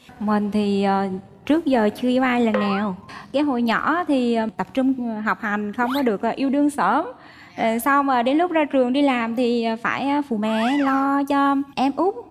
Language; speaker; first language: Vietnamese; native; Vietnamese